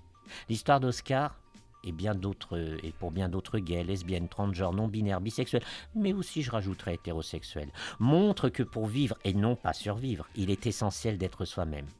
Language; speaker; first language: French; native; French